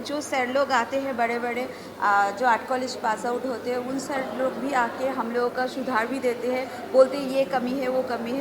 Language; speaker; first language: Hindi; non-native, local second language; Bangla